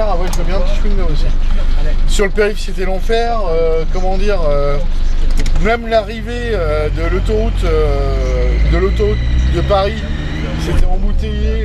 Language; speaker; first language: French; native; French